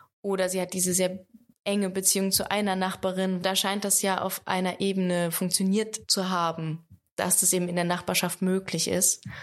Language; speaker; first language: German; native; German